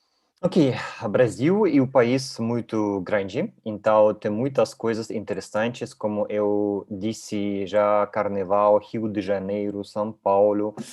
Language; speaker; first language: Portuguese; non-native, learner; Russian